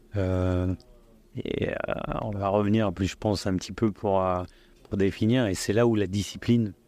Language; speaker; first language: French; native; French